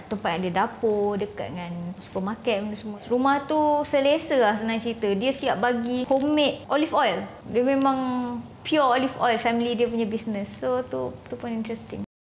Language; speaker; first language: Malay; native; Malay